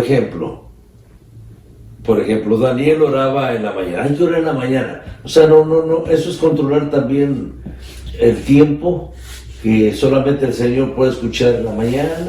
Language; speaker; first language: Spanish; native; Spanish